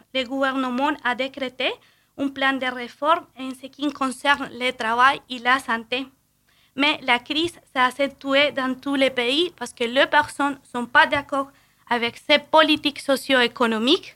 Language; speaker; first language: French; non-native, fluent; Spanish